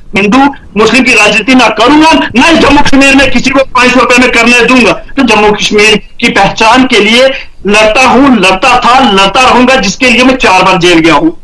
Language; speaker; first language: Hindi; non-native, local second language; Kashmiri